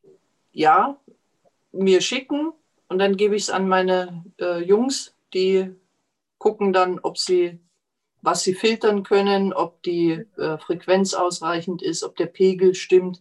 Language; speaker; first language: German; native; German